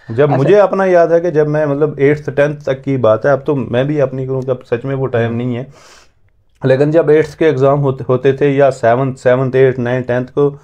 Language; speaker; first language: Hindi; native; Hindi